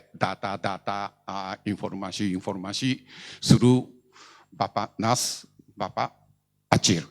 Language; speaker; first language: Indonesian; non-native, learner; Japanese